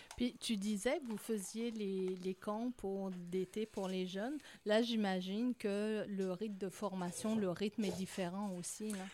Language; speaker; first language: French; native; French